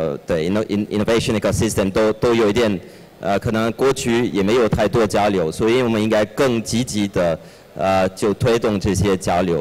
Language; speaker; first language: Chinese; non-native, fluent; French